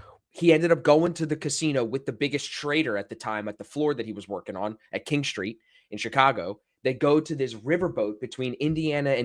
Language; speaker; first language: English; native; English